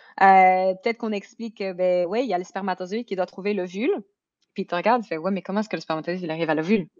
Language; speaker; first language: French; native; French